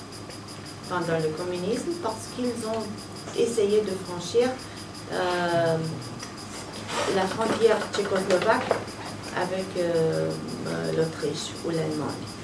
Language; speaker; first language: French; non-native, fluent; Romanian